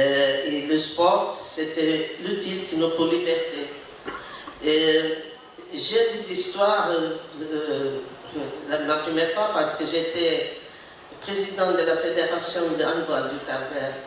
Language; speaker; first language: French; non-native, learner; Portuguese